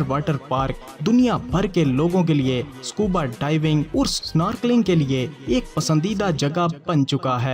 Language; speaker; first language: Urdu; native; Urdu